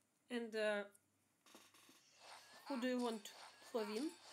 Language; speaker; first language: English; non-native, learner; Russian